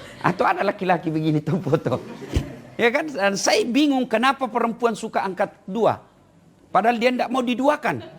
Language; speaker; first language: Indonesian; non-native, local second language; Buginese